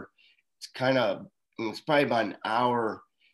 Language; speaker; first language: English; native; English